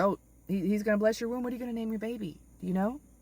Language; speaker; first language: English; native; English